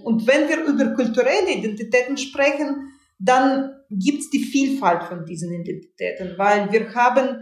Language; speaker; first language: German; non-native, fluent; Russian